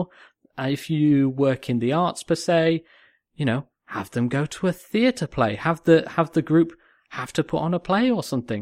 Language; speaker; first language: English; native; English